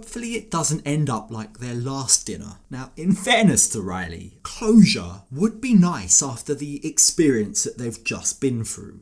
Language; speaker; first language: English; native; English